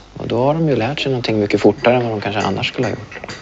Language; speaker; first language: Swedish; native; Swedish